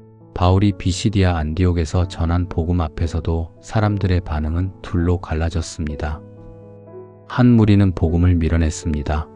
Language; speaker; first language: Korean; native; Korean